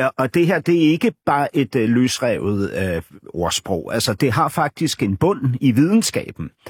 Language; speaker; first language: Danish; native; Danish